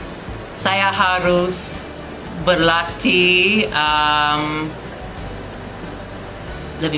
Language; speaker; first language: Indonesian; non-native, learner; English